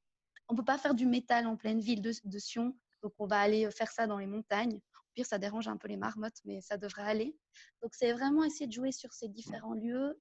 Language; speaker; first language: French; native; French